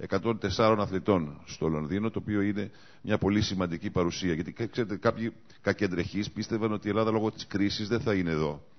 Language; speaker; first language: Greek; native; Greek